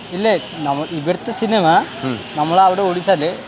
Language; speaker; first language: Malayalam; non-native, local second language; Odia